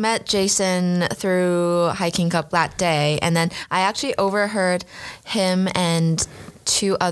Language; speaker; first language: English; non-native, fluent; Chinese